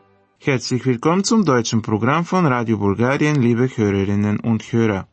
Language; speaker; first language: German; non-native, fluent; Bulgarian